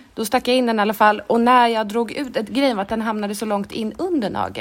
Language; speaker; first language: Swedish; native; Swedish